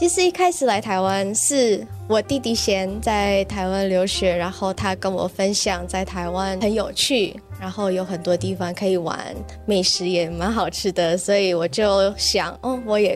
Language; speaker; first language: Chinese; non-native, fluent; Indonesian